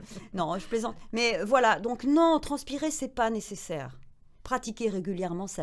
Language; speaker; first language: French; native; French